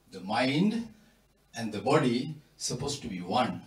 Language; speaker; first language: English; non-native, local second language; Sinhala